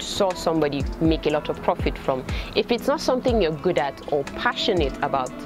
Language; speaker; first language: English; non-native, local second language; Hausa